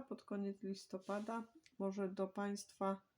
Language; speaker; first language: Polish; native; Polish